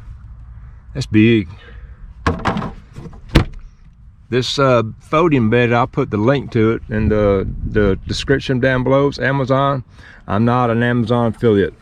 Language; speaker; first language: English; native; English